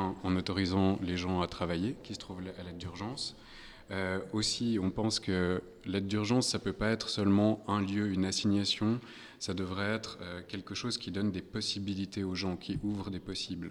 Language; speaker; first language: French; native; French